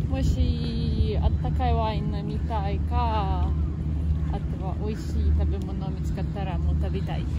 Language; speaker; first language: Japanese; non-native, learner; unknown